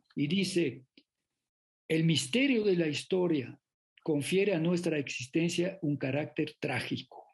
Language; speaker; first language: Spanish; non-native, fluent; French